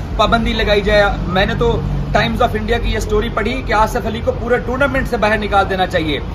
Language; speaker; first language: Urdu; native; Urdu